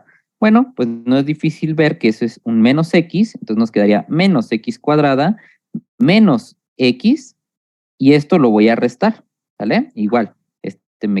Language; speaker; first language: Spanish; native; Spanish